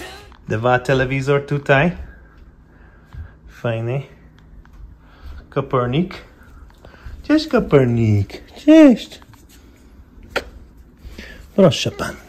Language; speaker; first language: Polish; non-native, learner; English